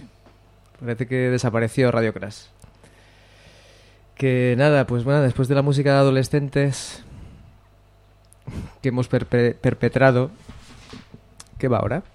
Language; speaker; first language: Spanish; native; Spanish